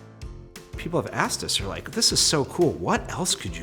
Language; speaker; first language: English; native; English